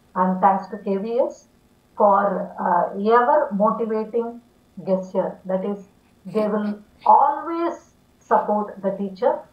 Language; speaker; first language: English; non-native, local second language; Tamil